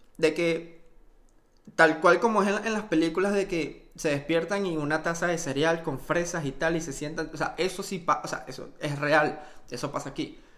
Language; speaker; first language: Spanish; native; Spanish